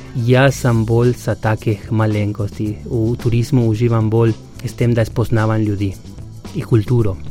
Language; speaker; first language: Slovenian; non-native, fluent; Spanish